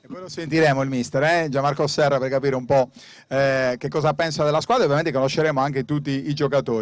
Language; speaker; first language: Italian; native; Italian